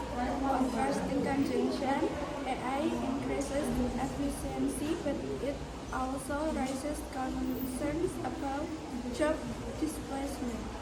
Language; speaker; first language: English; non-native, learner; Indonesian